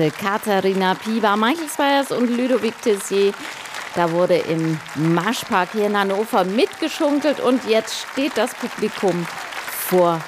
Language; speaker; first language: German; native; German